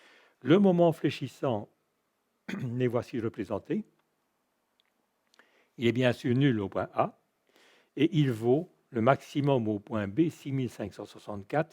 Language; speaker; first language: French; native; French